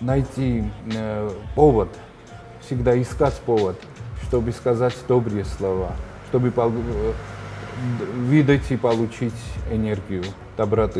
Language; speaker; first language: Russian; non-native, fluent; Georgian